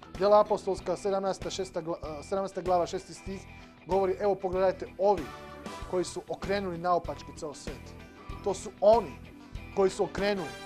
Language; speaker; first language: Serbian; non-native, local second language; Slovak